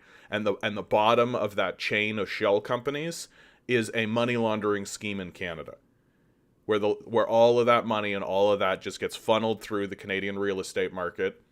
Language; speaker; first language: English; native; English